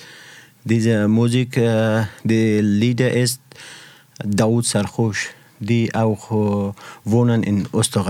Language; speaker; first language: German; non-native, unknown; Persian